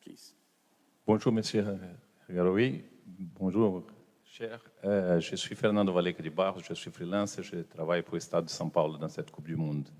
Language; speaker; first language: French; non-native, fluent; Portuguese